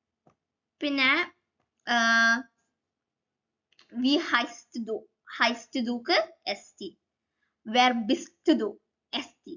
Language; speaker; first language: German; non-native, learner; Malayalam